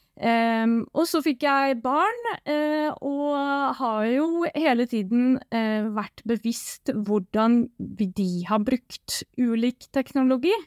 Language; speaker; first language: Norwegian; native; Norwegian